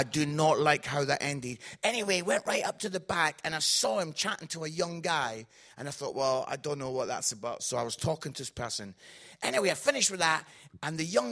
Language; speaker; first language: English; native; English